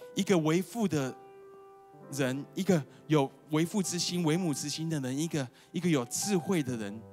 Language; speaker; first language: Chinese; early bilingual, heritage; Chinese